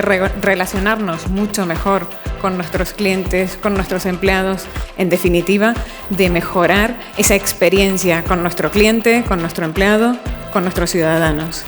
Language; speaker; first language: Spanish; native; Spanish